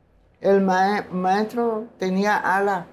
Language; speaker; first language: Spanish; non-native, local second language; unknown